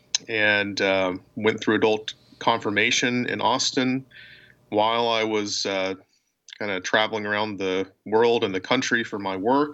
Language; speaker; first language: English; native; English